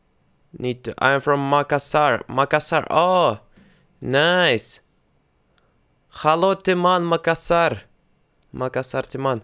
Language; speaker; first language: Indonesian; non-native, learner; Russian